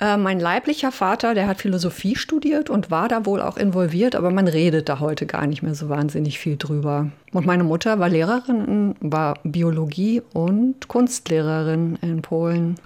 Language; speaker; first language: German; early bilingual, other home language; Polish